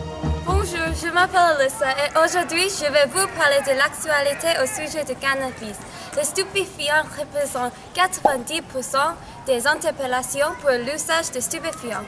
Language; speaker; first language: French; non-native, learner; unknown